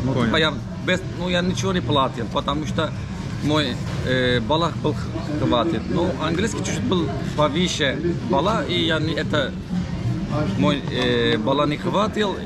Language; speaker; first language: Russian; non-native, learner; Turkish